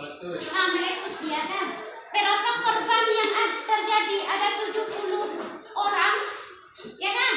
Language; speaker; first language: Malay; non-native, local second language; Minangkabau